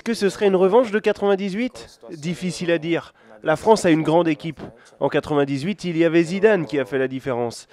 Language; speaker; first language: French; native; French